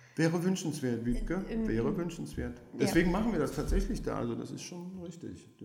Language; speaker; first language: German; non-native, fluent; French